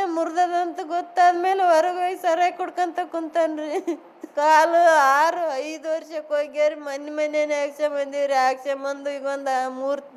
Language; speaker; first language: Kannada; native; Kannada